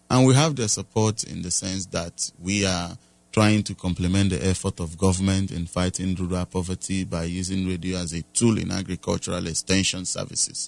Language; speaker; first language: English; non-native, local second language; Igbo